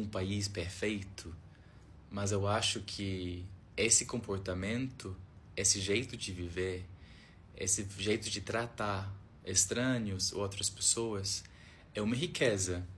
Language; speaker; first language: Portuguese; non-native, fluent; English